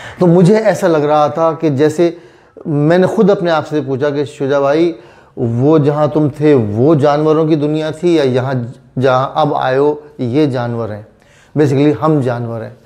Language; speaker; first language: Urdu; native; Urdu